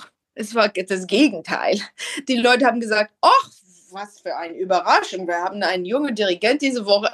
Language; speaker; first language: German; non-native, fluent; English